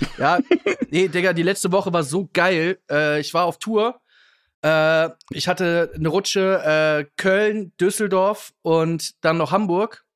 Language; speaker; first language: German; native; German